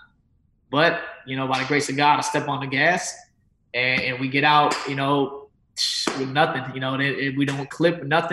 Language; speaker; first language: English; native; English